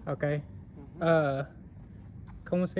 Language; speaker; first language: Spanish; non-native, learner; English